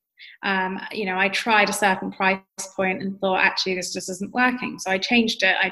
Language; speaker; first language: English; native; English